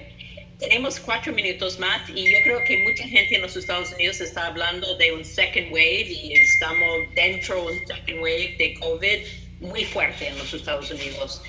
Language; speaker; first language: Spanish; non-native, fluent; English